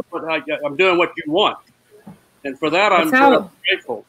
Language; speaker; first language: English; native; English